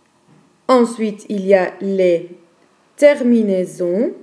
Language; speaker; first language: French; non-native, fluent; Dutch